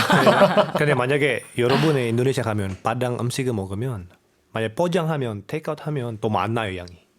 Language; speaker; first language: Korean; non-native, fluent; Indonesian